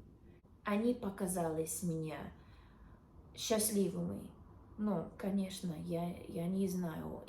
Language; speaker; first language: Russian; non-native, learner; English